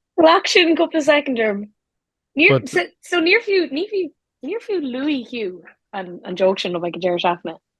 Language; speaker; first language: Irish; native; Irish